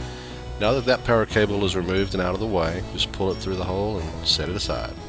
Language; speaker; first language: English; native; English